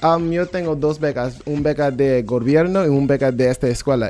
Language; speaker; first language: Spanish; non-native, learner; English